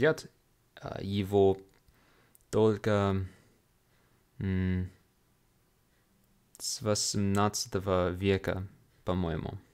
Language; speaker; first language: Russian; non-native, fluent; English